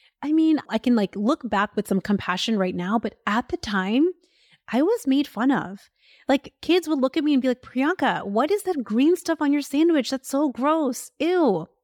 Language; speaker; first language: English; early bilingual, other home language; Hindi